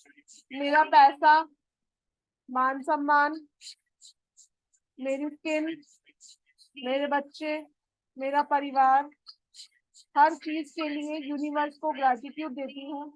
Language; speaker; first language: Hindi; native; Hindi